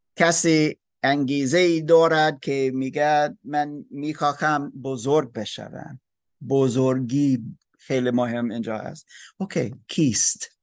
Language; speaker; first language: Persian; non-native, learner; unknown